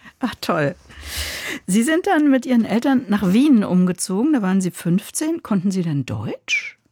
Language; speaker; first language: German; native; German